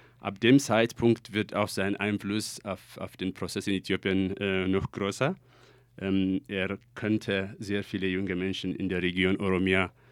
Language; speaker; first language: German; non-native, fluent; Amharic